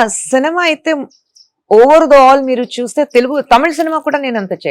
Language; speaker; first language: Telugu; non-native, local second language; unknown